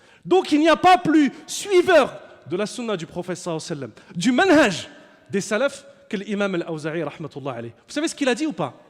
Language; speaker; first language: French; native; French